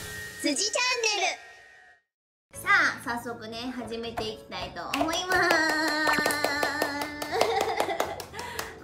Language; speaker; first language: Japanese; native; Japanese